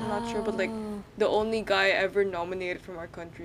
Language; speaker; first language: English; non-native, fluent; Indonesian